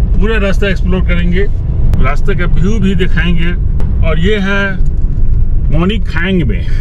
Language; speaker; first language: Hindi; native; Hindi